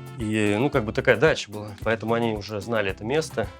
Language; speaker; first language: Russian; native; Russian